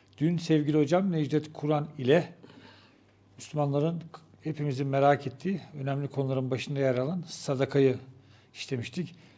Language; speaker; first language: Turkish; native; Turkish